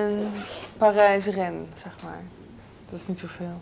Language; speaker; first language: Dutch; native; Dutch